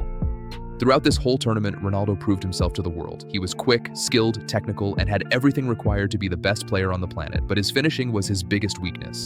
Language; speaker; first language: English; native; English